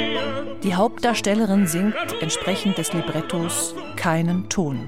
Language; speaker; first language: German; native; German